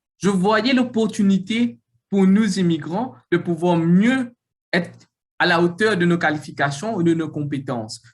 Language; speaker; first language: French; non-native, local second language; Morisyen